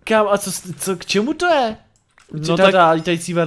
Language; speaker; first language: Czech; native; Czech